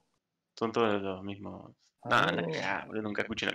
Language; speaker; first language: Spanish; native; Spanish